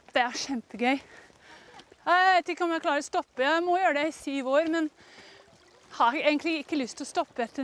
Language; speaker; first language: Norwegian; non-native, fluent; English